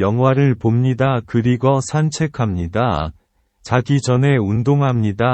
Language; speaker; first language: Korean; non-native, learner; Vietnamese